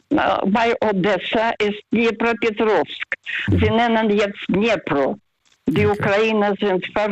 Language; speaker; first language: German; non-native, fluent; Russian